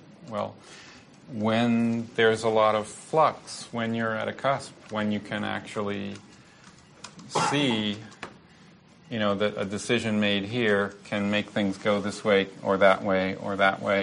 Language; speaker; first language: English; native; English